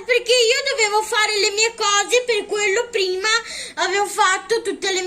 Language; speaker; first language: Italian; early bilingual, other home language; Urdu